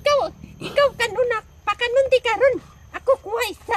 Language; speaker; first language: Cebuano; non-native, local second language; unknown